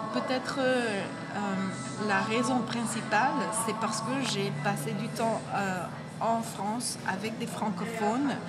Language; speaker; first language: French; non-native, fluent; English